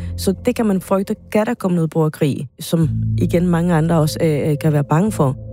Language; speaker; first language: Danish; non-native, fluent; Spanish